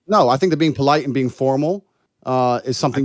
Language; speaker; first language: English; native; English